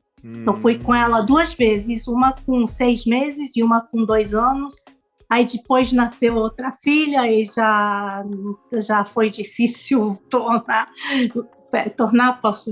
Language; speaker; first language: Portuguese; non-native, local second language; Spanish